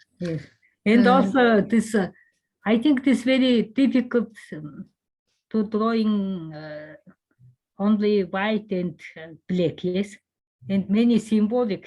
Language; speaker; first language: English; non-native, learner; Mongolian